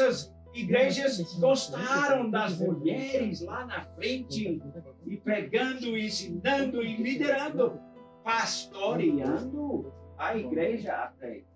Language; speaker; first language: Portuguese; non-native, fluent; English